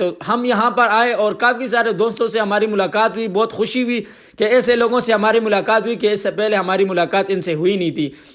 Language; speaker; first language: Urdu; non-native, local second language; Pashto